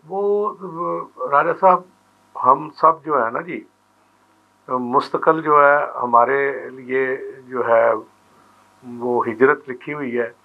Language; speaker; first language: Urdu; non-native, local second language; Punjabi